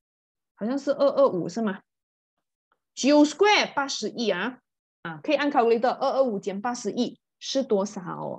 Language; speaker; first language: Chinese; native; Chinese